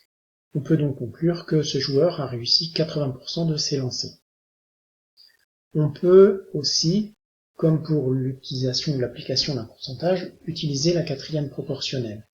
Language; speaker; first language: French; native; French